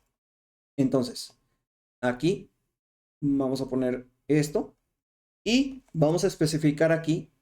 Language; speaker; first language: Spanish; native; Spanish